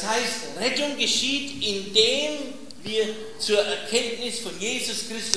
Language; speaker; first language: German; native; German